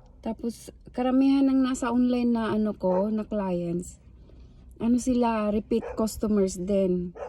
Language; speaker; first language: Filipino; native; Filipino